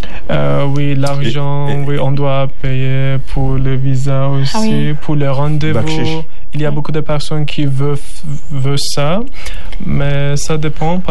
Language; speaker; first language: French; non-native, learner; Turkish